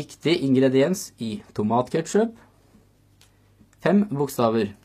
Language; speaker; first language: Norwegian; native; Norwegian